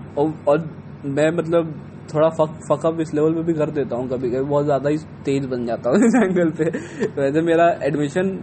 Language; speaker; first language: Hindi; native; Hindi